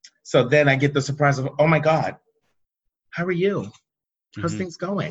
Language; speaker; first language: English; native; English